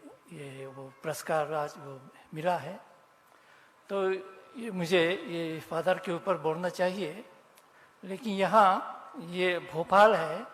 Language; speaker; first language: Hindi; non-native, fluent; Japanese